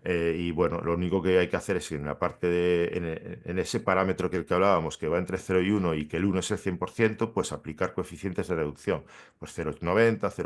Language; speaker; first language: Spanish; native; Spanish